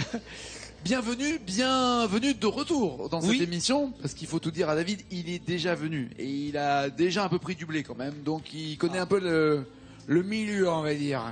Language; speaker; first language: French; native; French